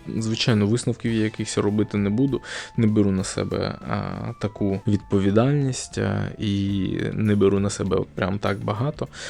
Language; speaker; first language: Ukrainian; non-native, local second language; Russian